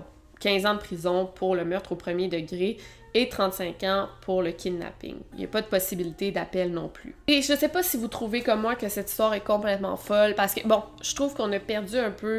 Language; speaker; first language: French; native; French